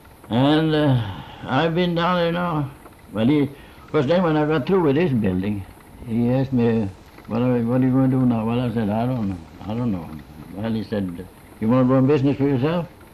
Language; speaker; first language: English; non-native, fluent; Swedish